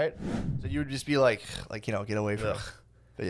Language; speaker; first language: English; native; English